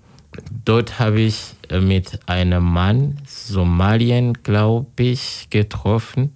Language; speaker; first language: German; non-native, learner; Kinyarwanda